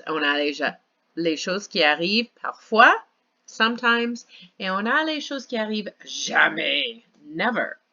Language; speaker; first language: French; non-native, fluent; English